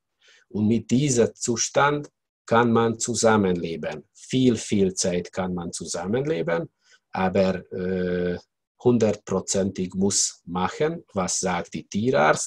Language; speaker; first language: German; non-native, learner; Hungarian